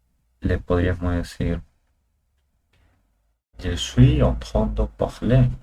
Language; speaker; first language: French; non-native, learner; Spanish